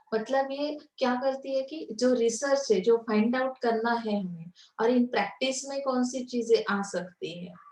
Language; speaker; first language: Hindi; non-native, local second language; Marathi